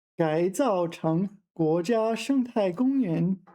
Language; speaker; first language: Chinese; non-native, fluent; English